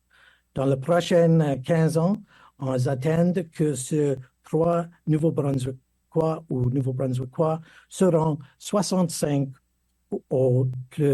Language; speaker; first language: French; non-native, learner; English